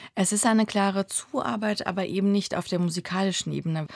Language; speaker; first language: German; early bilingual, other home language; Russian